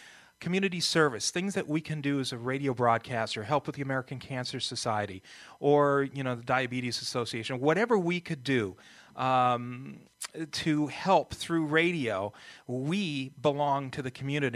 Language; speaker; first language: English; early bilingual, other home language; Italian